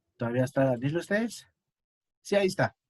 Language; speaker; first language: Spanish; native; Spanish